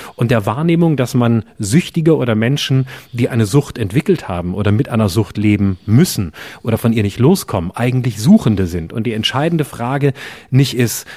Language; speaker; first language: German; native; German